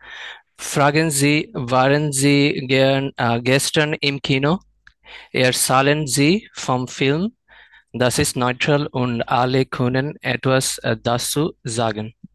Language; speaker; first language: German; non-native, learner; Bangla